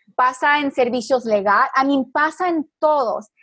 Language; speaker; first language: Spanish; early bilingual, heritage; Spanish